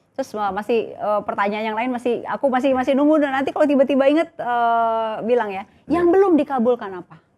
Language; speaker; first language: Indonesian; native; Indonesian